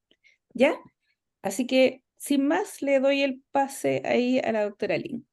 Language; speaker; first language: Spanish; native; Spanish